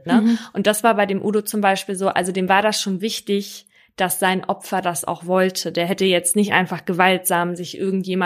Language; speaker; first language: German; native; German